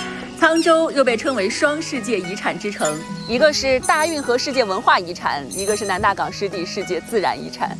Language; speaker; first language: Chinese; native; Chinese